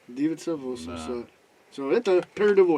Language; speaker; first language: Russian; non-native, learner; English